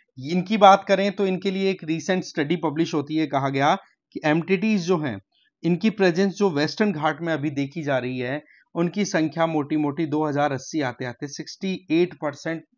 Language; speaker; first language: Hindi; native; Hindi